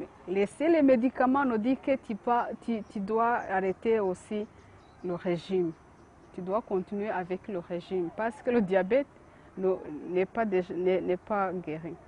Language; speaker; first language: French; non-native, local second language; Kinyarwanda